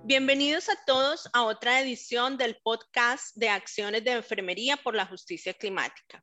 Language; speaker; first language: Spanish; native; Spanish